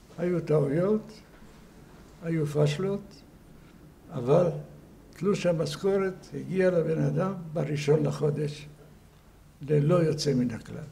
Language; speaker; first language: Hebrew; non-native, fluent; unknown